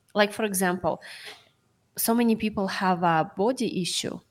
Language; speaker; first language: English; non-native, fluent; Russian